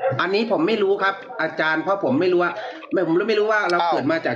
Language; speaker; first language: Thai; native; Thai